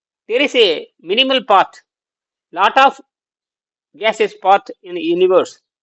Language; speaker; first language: English; non-native, local second language; Tamil